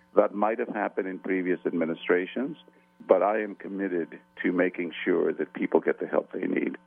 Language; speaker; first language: English; early bilingual, other home language; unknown